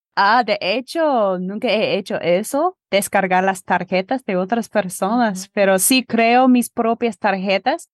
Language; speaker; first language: Spanish; non-native, fluent; English